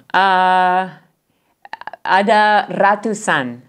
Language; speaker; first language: Indonesian; non-native, learner; English